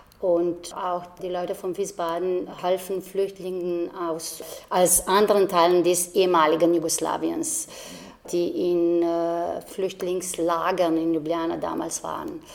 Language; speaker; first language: German; non-native, fluent; Slovenian